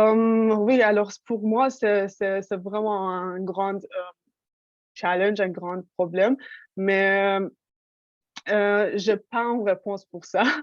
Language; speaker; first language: French; non-native, fluent; Persian